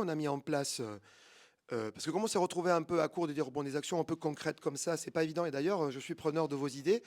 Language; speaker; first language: French; native; French